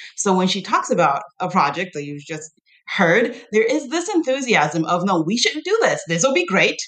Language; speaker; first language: English; non-native, fluent; Chinese